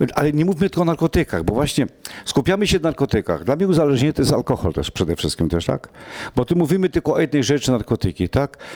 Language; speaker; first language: Polish; non-native, local second language; Romany